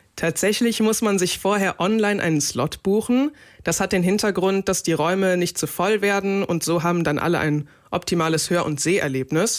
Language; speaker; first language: German; native; German